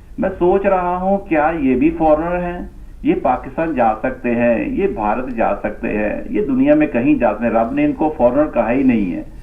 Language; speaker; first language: Urdu; non-native, local second language; Punjabi